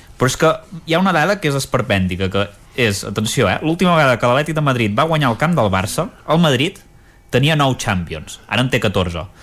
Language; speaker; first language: Catalan; native; Catalan